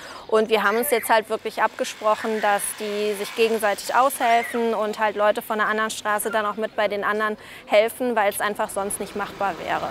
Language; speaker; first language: German; native; German